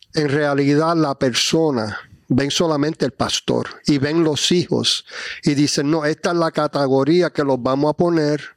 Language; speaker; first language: Spanish; early bilingual, heritage; Spanish